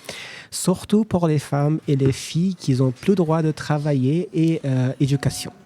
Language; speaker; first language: French; non-native, learner; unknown